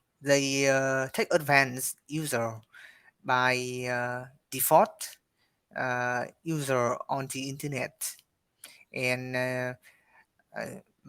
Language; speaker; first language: English; non-native, learner; Vietnamese